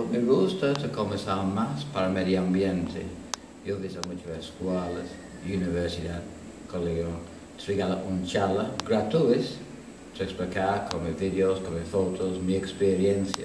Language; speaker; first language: Spanish; non-native, learner; English